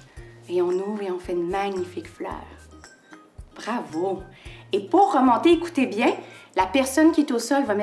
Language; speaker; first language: French; native; French